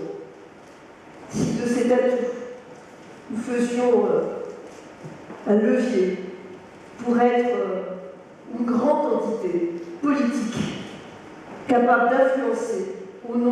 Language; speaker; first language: French; native; French